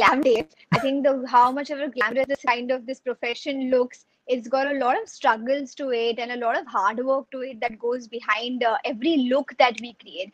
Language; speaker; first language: English; non-native, local second language; Hindi